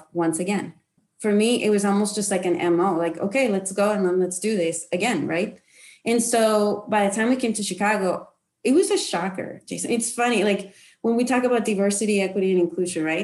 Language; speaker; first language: English; non-native, fluent; Spanish